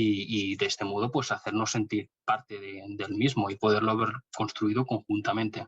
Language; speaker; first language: Spanish; native; Spanish